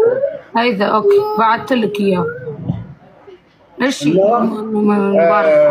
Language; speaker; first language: Arabic; non-native, fluent; Amharic